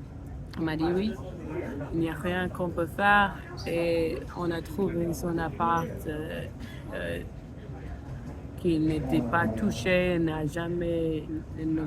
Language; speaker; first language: French; non-native, fluent; English